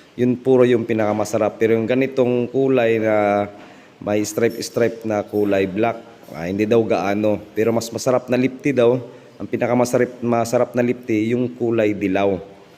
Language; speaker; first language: Filipino; non-native, local second language; Cebuano